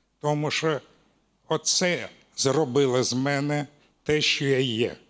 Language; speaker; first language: Ukrainian; non-native, local second language; Russian